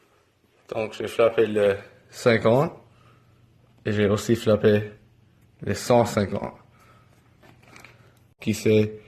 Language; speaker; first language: French; non-native, local second language; English